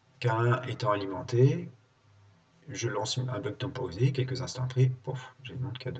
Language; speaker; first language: French; native; French